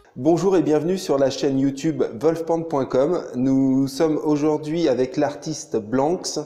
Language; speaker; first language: French; native; French